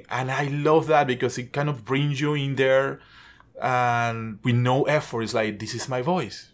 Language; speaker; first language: English; non-native, fluent; Spanish